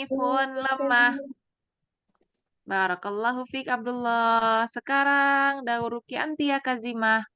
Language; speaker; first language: Indonesian; native; Indonesian